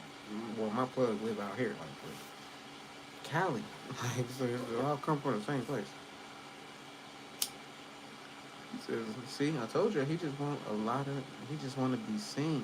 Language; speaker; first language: English; native; English